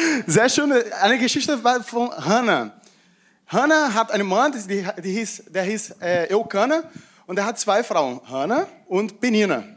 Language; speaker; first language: German; non-native, fluent; Portuguese